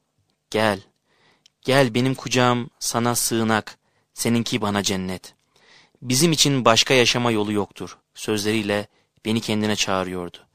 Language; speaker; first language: Turkish; native; Turkish